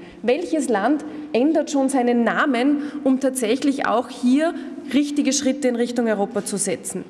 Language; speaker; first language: German; native; German